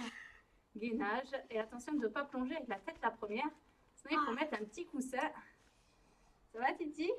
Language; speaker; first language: French; native; French